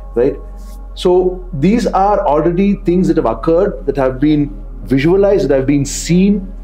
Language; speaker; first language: English; non-native, local second language; Telugu